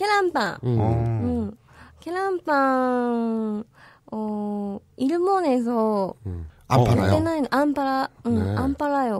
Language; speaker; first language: Korean; non-native, learner; Japanese